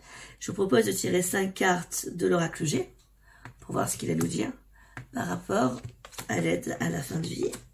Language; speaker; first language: French; native; French